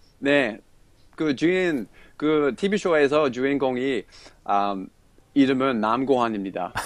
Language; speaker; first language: Korean; non-native, learner; English